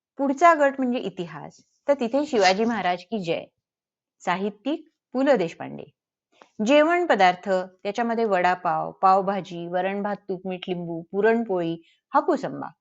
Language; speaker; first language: Marathi; early bilingual, heritage; Marathi